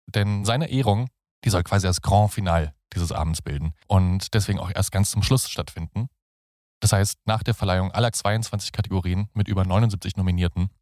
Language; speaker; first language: German; native; German